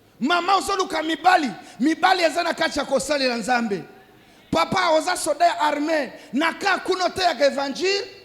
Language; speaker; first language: Lingala; non-native, local second language; Swahili